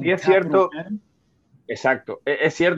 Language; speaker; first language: Spanish; native; Spanish